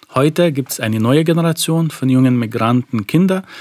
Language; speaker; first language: German; non-native, fluent; Arabic